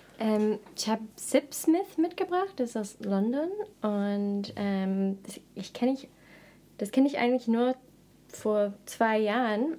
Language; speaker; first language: German; non-native, fluent; English